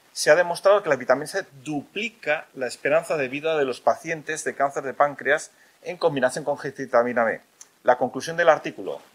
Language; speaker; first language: Spanish; native; Spanish